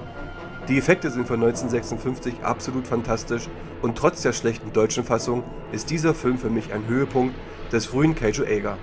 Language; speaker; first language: German; native; German